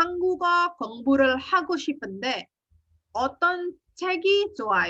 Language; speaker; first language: Korean; non-native, fluent; Indonesian